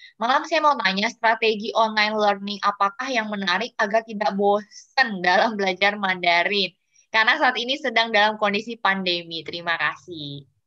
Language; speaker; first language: Indonesian; native; Indonesian